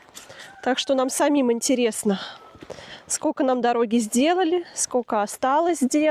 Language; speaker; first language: Russian; native; Russian